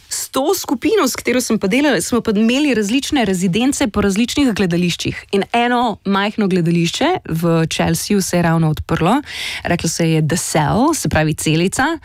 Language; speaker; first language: Slovenian; native; Slovenian